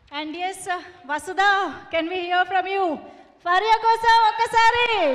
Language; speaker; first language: Telugu; native; Telugu